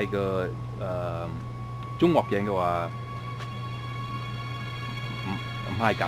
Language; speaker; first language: Chinese; non-native, fluent; English